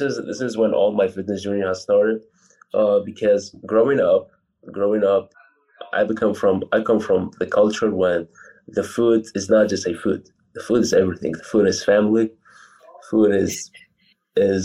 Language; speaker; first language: English; non-native, fluent; Arabic